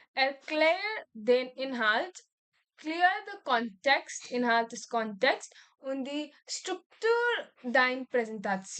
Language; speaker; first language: German; non-native, learner; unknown